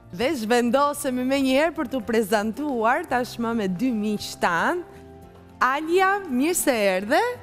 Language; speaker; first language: Albanian; native; Albanian